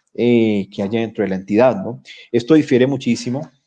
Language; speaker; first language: Spanish; native; Spanish